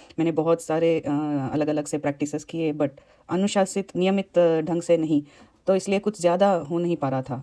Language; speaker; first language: Hindi; non-native, local second language; Tamil